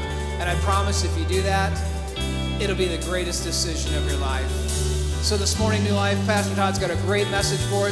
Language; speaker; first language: English; native; English